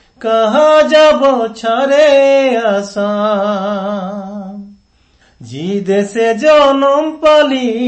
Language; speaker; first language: Assamese; non-native, local second language; Sadri